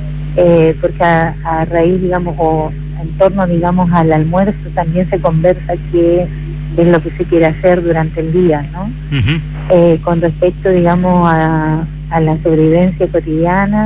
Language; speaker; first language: Spanish; native; Spanish